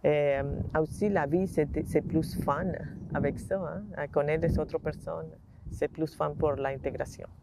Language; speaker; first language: French; non-native, learner; Spanish